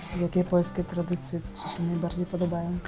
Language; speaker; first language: Polish; non-native, fluent; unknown